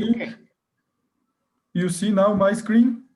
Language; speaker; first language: English; non-native, learner; Polish